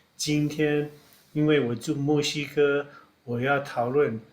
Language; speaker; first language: Chinese; non-native, fluent; English